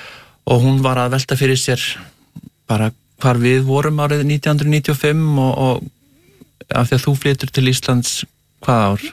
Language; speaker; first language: Icelandic; native; Icelandic